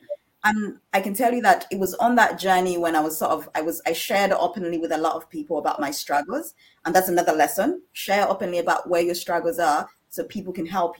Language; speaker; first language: English; non-native, local second language; Ganda